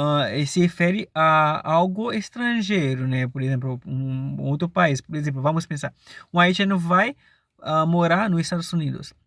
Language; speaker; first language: Portuguese; non-native, fluent; Haitian Creole